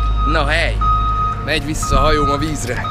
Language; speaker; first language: Hungarian; native; Hungarian